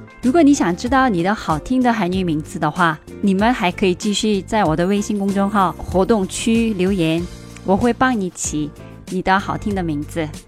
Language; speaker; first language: Chinese; non-native, fluent; Korean